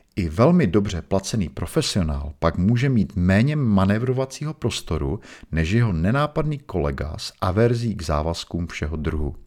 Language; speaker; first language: Czech; native; Czech